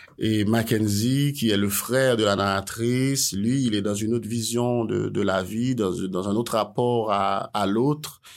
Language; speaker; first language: French; non-native, local second language; Haitian Creole